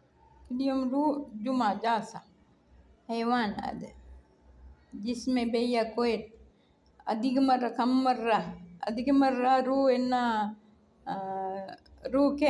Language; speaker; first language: Arabic; non-native, learner; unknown